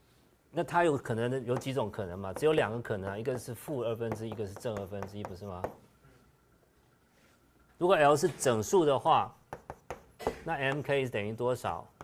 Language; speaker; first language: Chinese; native; Chinese